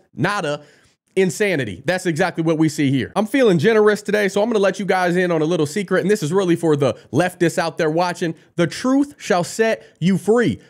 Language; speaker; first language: English; native; English